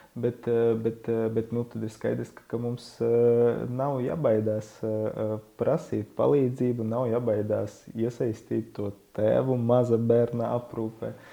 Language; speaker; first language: Latvian; non-native, local second language; Russian